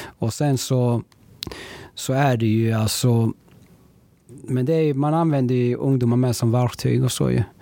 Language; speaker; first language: Swedish; early bilingual, other home language; Spanish